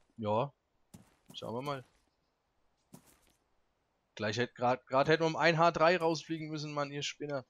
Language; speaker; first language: German; native; German